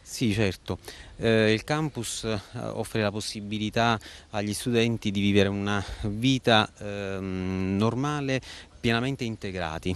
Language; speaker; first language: Italian; native; Italian